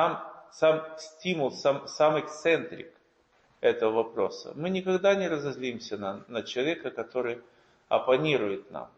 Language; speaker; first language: Russian; native; Russian